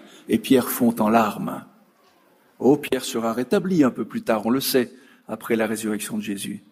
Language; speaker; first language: French; native; French